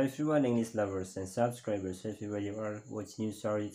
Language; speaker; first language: English; non-native, learner; Indonesian